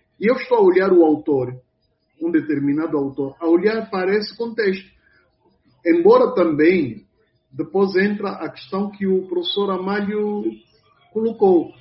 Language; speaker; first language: Portuguese; non-native, local second language; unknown